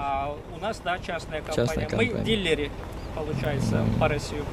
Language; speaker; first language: Russian; non-native, fluent; Turkish